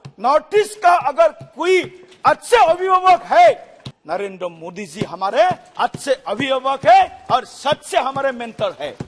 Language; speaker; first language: Hindi; non-native, local second language; Assamese